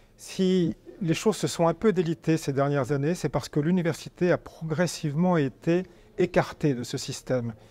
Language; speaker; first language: French; native; French